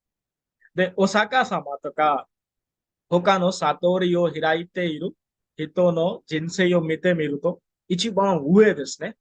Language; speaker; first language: Japanese; non-native, fluent; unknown